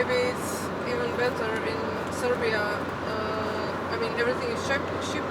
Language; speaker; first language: English; non-native, fluent; Croatian